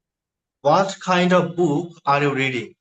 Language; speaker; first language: English; non-native, learner; Bangla